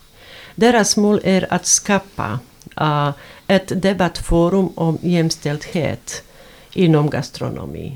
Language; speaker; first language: Swedish; non-native, fluent; Bosnian